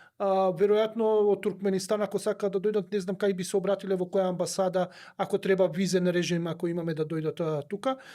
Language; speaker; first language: Macedonian; native; Macedonian